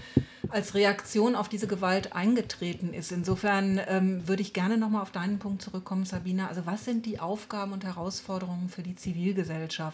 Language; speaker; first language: German; native; German